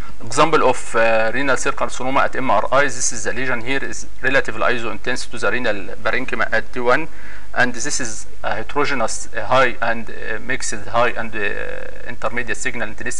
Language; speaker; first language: English; non-native, fluent; Arabic